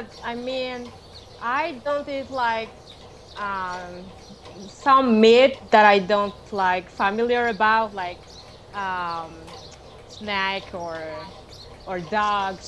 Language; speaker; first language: English; non-native, fluent; Malagasy